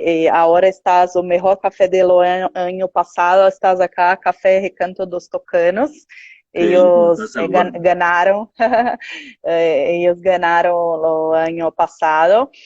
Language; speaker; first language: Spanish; non-native, learner; Portuguese